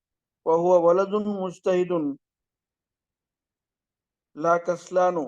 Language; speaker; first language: Arabic; non-native, fluent; Urdu